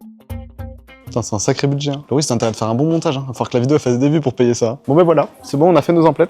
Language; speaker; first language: French; native; French